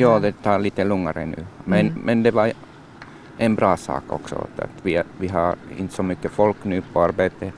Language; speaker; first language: Swedish; non-native, learner; Finnish